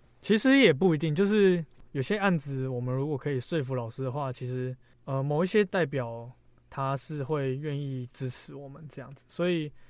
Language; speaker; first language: Chinese; native; Chinese